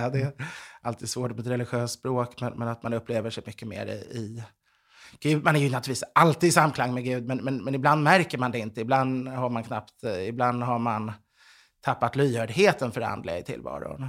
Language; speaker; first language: Swedish; native; Swedish